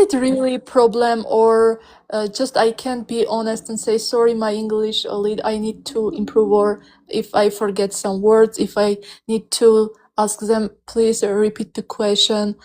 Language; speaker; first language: English; non-native, learner; Armenian